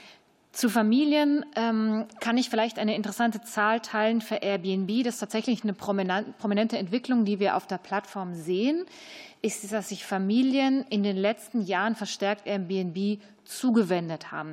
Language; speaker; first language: German; native; German